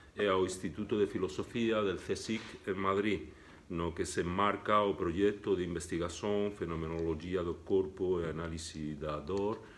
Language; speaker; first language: Portuguese; non-native, learner; Spanish